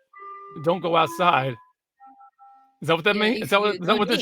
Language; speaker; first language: English; native; English